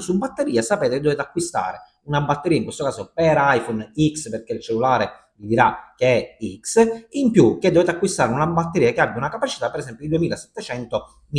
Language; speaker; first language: Italian; native; Italian